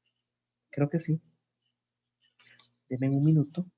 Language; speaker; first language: Spanish; native; Spanish